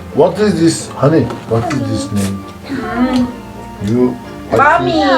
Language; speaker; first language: English; non-native, learner; Turkish